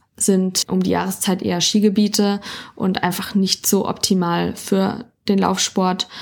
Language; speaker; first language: German; native; German